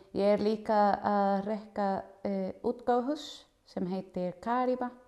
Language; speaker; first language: Icelandic; non-native, fluent; Spanish